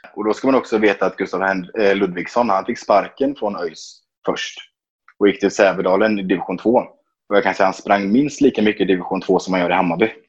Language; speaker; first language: Swedish; native; Swedish